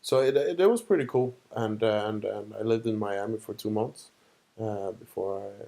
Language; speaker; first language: English; non-native, fluent; Swedish